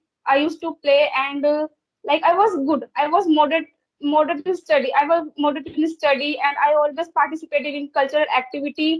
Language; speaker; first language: English; non-native, learner; Hindi